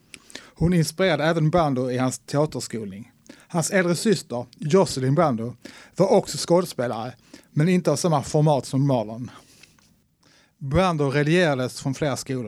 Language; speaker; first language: Swedish; native; Swedish